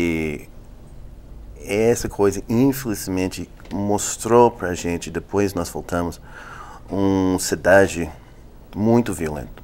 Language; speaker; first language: Portuguese; non-native, fluent; English